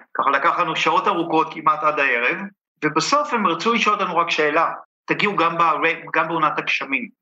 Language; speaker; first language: Hebrew; native; Hebrew